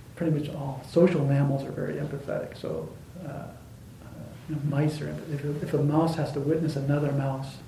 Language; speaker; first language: English; native; English